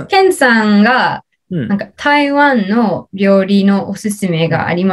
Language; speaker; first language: Japanese; non-native, learner; English